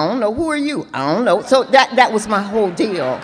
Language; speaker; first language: English; native; English